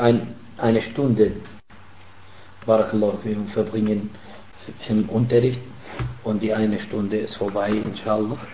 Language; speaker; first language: German; non-native, fluent; Arabic